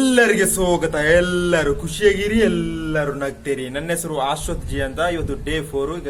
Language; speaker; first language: Kannada; non-native, local second language; Tulu